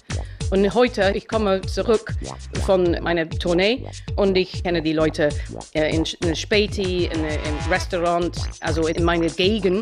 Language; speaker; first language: German; non-native, fluent; English